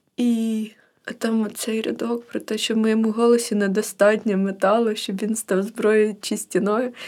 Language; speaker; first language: Ukrainian; native; Ukrainian